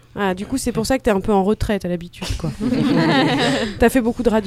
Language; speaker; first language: French; native; French